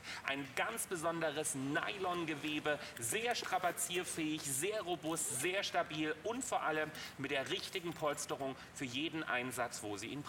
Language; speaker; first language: German; native; German